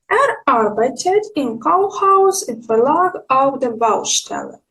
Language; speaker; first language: German; non-native, fluent; Ukrainian